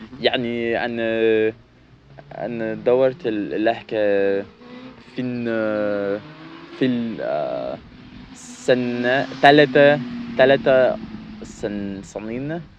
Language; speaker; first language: Arabic; non-native, learner; English